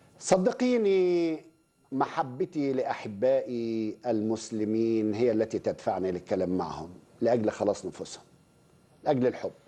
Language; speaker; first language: Arabic; native; Arabic